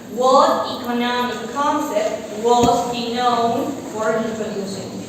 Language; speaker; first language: English; non-native, fluent; Spanish